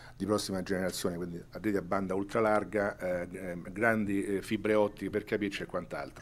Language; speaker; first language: Italian; native; Italian